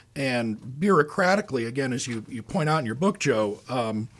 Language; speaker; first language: English; native; English